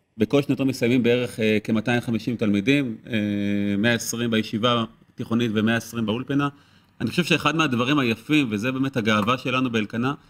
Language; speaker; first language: Hebrew; native; Hebrew